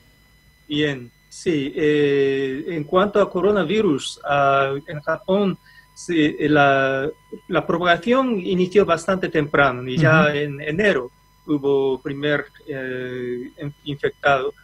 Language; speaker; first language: Spanish; non-native, fluent; Japanese